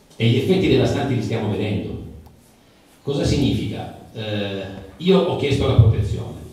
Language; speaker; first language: Italian; native; Italian